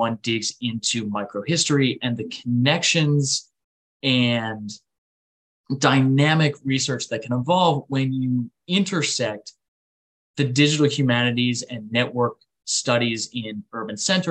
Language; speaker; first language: English; native; English